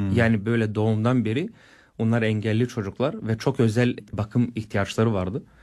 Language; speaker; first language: Turkish; non-native, fluent; Bulgarian